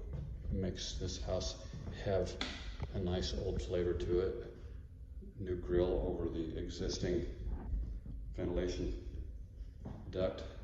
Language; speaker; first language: English; native; English